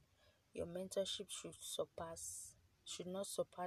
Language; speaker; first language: English; non-native, local second language; Yoruba